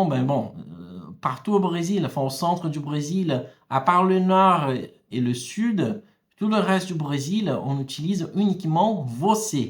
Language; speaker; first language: French; non-native, fluent; Portuguese